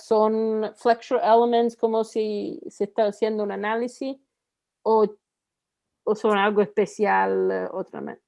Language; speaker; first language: Spanish; non-native, fluent; Italian